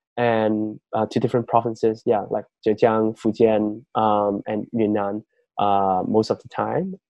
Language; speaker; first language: English; non-native, fluent; Chinese